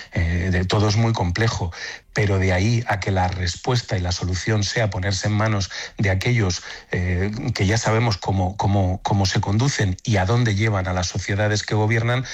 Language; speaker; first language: Spanish; native; Spanish